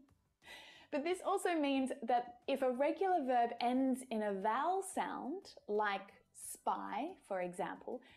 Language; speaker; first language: English; native; English